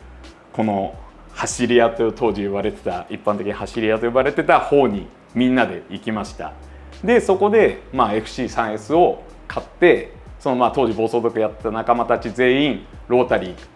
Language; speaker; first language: Japanese; native; Japanese